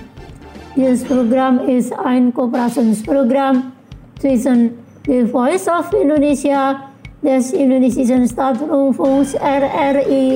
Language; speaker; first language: German; non-native, fluent; Indonesian